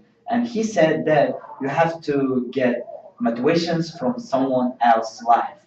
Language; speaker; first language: English; non-native, learner; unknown